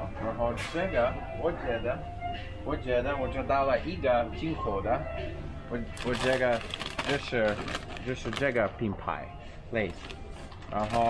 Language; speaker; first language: Chinese; non-native, learner; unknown